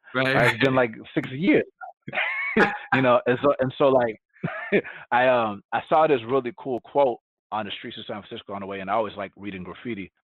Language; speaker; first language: English; early bilingual, other home language; Spanish